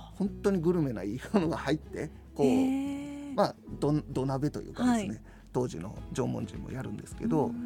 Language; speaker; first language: Japanese; native; Japanese